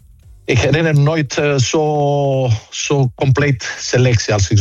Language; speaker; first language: Dutch; non-native, fluent; Greek